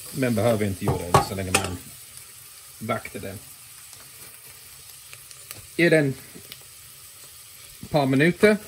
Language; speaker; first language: Swedish; non-native, fluent; English